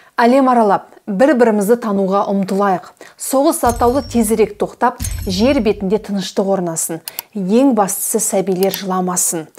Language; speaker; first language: Kazakh; native; Kazakh